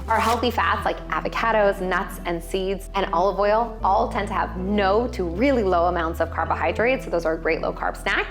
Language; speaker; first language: English; native; English